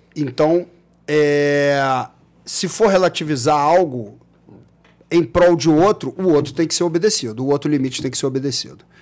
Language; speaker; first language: Portuguese; native; Portuguese